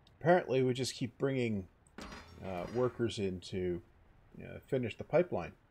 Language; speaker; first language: English; native; English